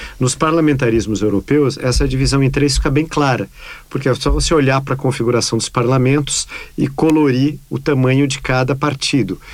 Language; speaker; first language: Portuguese; native; Portuguese